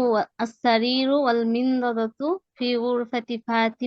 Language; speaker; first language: Arabic; non-native, learner; Bangla